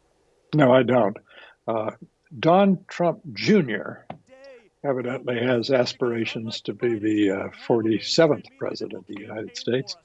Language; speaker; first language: English; native; English